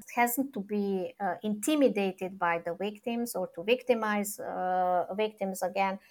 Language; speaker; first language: English; non-native, fluent; Serbian